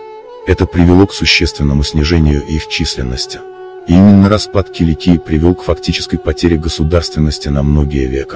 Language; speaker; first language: Russian; native; Russian